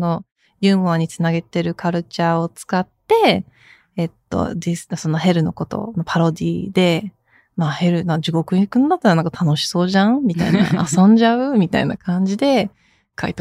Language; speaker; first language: Japanese; early bilingual, heritage; Japanese